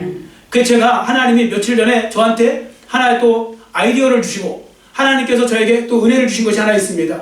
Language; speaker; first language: Korean; native; Korean